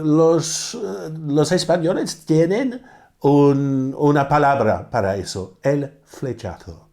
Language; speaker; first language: Spanish; non-native, fluent; English